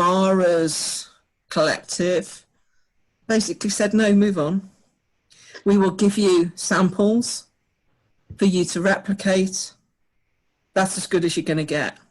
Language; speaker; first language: English; native; English